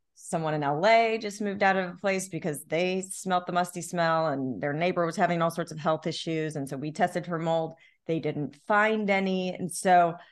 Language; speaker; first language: English; native; English